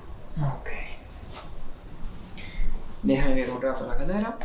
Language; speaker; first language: Spanish; non-native, fluent; Italian